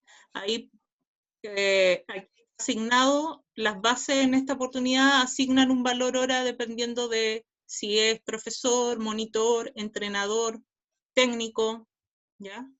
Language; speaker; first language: Spanish; native; Spanish